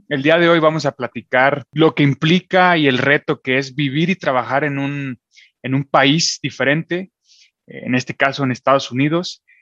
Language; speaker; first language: Spanish; native; Spanish